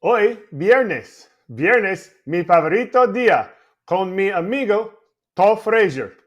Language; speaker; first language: Spanish; non-native, learner; English